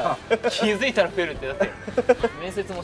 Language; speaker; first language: Japanese; native; Japanese